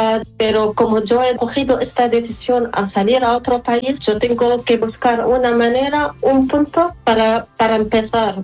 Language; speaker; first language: Spanish; non-native, fluent; Arabic